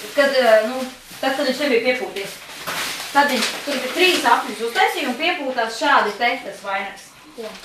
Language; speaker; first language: Latvian; native; Latvian